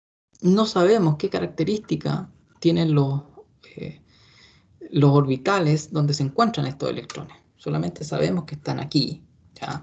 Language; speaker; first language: Spanish; native; Spanish